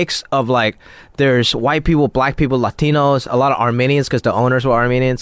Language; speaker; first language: English; non-native, local second language; Cantonese